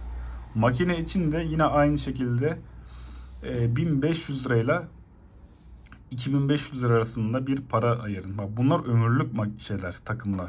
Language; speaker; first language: Turkish; native; Turkish